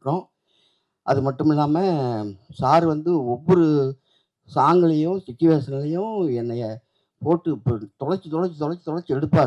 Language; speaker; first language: Tamil; native; Tamil